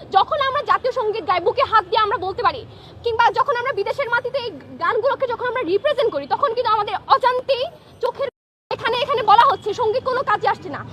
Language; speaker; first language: Bangla; non-native, local second language; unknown